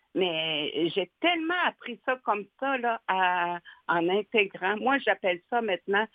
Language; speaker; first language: French; native; French